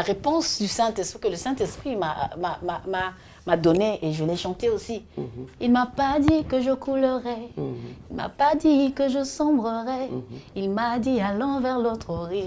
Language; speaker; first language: French; non-native, local second language; Lingala